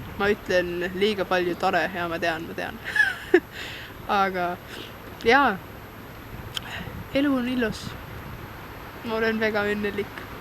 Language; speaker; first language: Estonian; non-native, learner; German